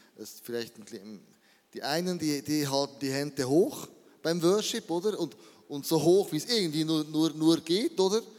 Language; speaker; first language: German; native; German